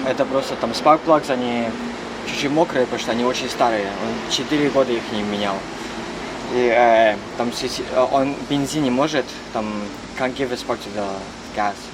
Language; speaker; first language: Russian; early bilingual, heritage; Russian